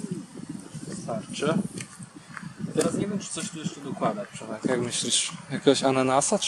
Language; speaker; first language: Polish; native; Polish